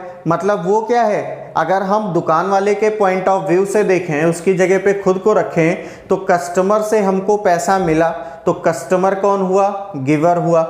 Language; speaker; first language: Hindi; native; Hindi